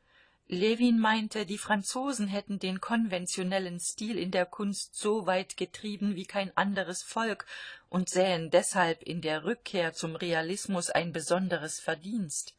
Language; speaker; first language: German; native; German